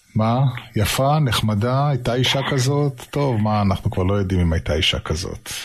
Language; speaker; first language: Hebrew; native; Hebrew